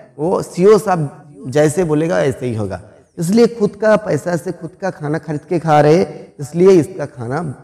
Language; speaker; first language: Hindi; non-native, local second language; Bangla